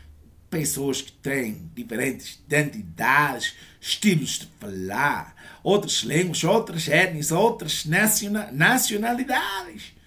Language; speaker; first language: Portuguese; non-native, learner; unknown